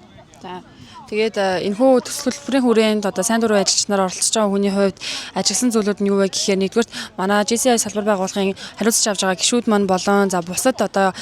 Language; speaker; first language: Mongolian; native; Mongolian